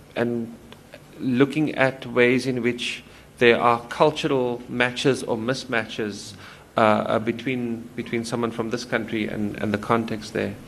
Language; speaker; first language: English; native; English